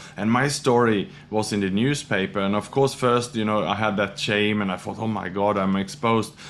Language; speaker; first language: English; non-native, fluent; Swedish